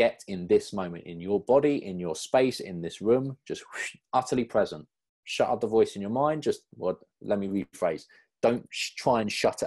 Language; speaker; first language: English; native; English